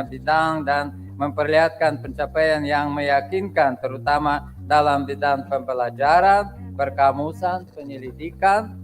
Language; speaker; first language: Indonesian; non-native, fluent; Russian